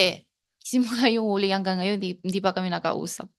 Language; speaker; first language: Filipino; non-native, learner; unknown